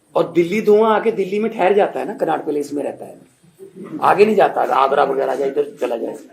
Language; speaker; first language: Hindi; non-native, local second language; Punjabi